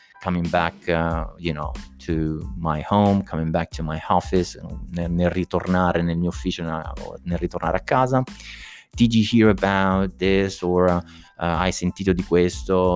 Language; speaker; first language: Italian; native; Italian